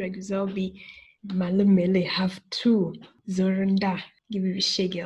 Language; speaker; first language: Turkish; non-native, fluent; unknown